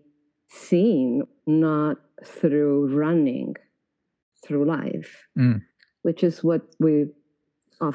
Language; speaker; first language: English; non-native, fluent; Italian